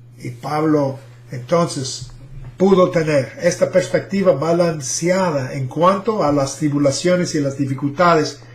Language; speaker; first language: Spanish; non-native, fluent; English